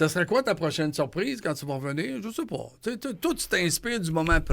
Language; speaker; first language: French; native; French